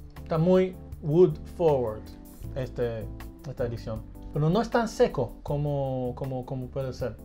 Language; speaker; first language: Spanish; early bilingual, heritage; Spanish